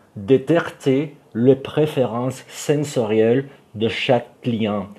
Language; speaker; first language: French; non-native, fluent; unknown